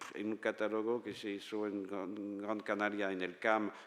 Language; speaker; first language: Spanish; non-native, fluent; French